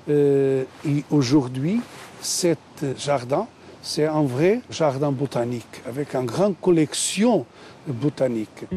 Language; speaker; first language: French; non-native, learner; Portuguese